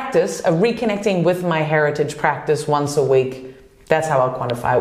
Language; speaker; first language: English; native; English